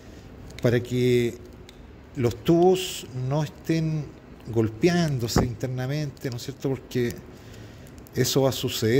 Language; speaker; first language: Spanish; native; Spanish